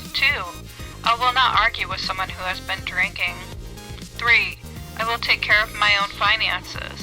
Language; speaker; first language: English; native; English